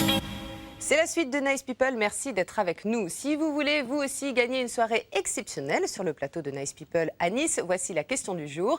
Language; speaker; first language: French; native; French